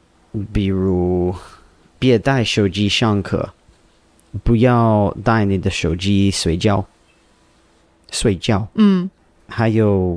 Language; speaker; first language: Chinese; non-native, learner; English